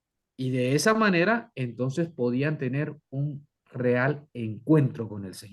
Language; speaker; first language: Spanish; native; Spanish